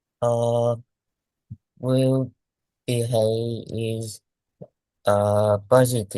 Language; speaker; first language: English; non-native, learner; Vietnamese